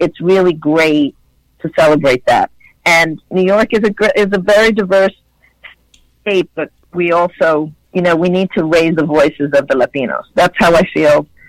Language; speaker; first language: English; early bilingual, other home language; Spanish